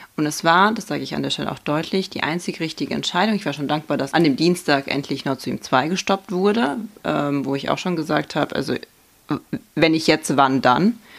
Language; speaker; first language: German; early bilingual, other home language; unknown